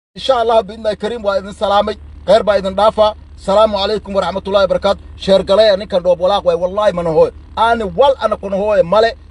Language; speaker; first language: Somali; native; Somali